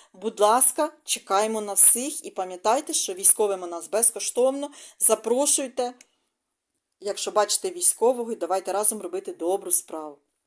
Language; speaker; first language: Ukrainian; non-native, local second language; Russian